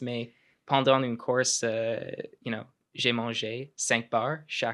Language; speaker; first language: French; non-native, local second language; English